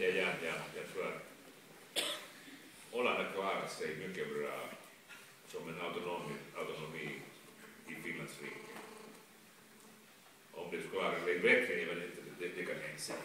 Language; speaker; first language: Swedish; non-native, local second language; Finnish